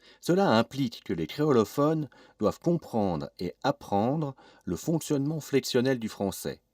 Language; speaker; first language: French; native; French